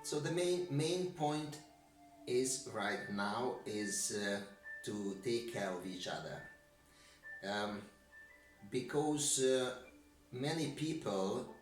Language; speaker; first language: English; non-native, learner; Hungarian